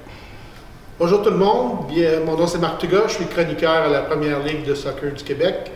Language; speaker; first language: French; native; French